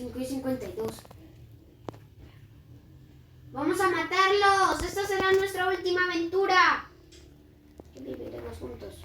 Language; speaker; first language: Spanish; native; Spanish